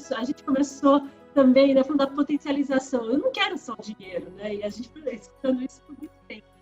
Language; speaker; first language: Portuguese; early bilingual, other home language; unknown